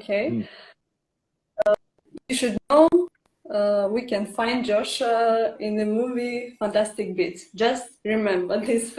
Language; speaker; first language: English; non-native, learner; Russian